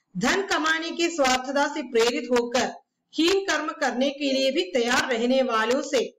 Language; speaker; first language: Hindi; non-native, local second language; Malayalam